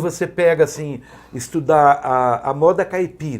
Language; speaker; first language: Portuguese; native; Portuguese